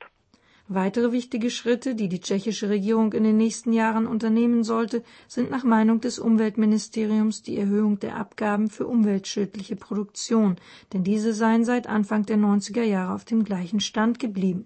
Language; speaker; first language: German; native; German